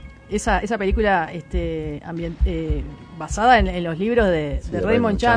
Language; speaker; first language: Spanish; native; Spanish